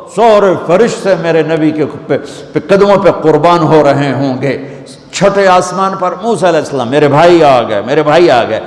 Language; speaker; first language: Urdu; non-native, local second language; Punjabi